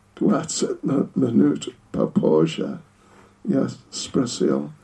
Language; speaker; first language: Russian; non-native, learner; English